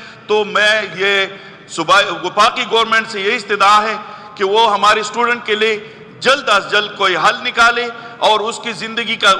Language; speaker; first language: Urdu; non-native, local second language; Pashto